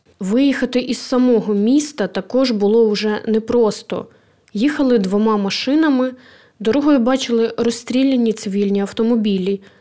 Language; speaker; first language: Ukrainian; native; Ukrainian